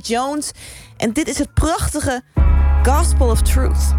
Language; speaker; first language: Dutch; native; Dutch